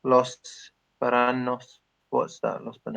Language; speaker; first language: Spanish; non-native, learner; English